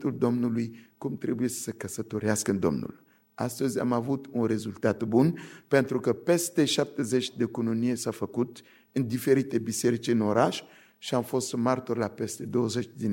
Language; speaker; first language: Romanian; non-native, fluent; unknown